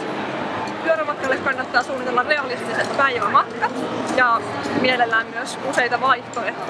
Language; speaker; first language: Finnish; native; Finnish